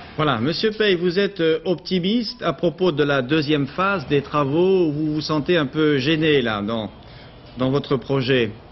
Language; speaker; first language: French; native; French